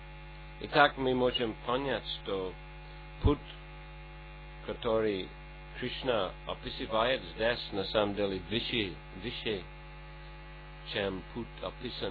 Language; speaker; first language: Russian; non-native, fluent; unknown